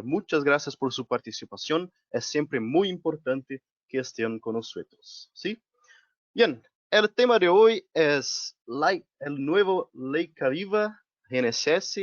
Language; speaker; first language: Spanish; non-native, local second language; Portuguese